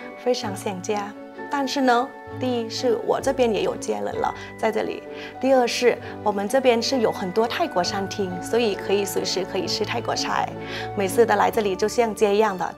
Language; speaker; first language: Chinese; non-native, fluent; Thai